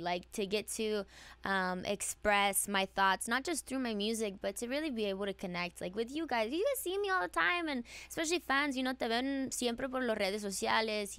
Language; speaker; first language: English; early bilingual, other home language; Spanish